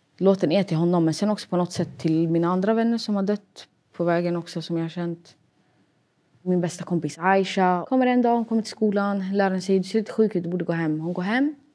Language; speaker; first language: Swedish; early bilingual, other home language; Arabic